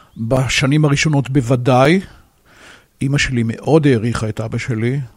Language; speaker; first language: Hebrew; native; Hebrew